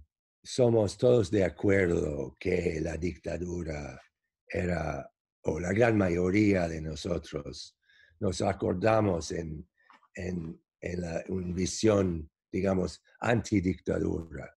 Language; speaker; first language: Spanish; non-native, fluent; English